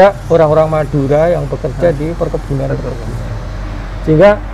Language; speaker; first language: Indonesian; native; Indonesian